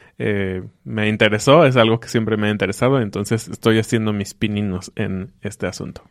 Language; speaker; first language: Spanish; native; Spanish